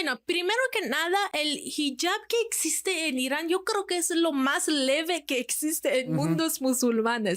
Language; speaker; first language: Spanish; non-native, fluent; Persian